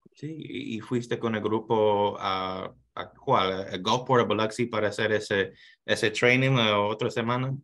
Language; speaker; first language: Spanish; non-native, learner; English